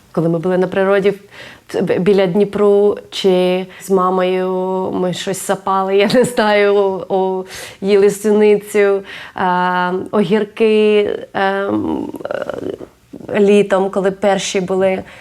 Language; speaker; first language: Ukrainian; native; Ukrainian